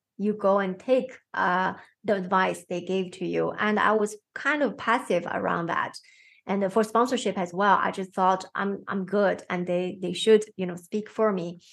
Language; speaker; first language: English; non-native, fluent; Chinese